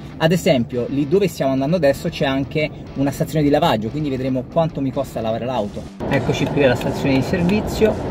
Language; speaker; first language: Italian; native; Italian